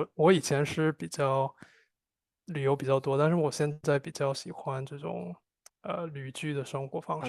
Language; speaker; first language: Chinese; non-native, fluent; English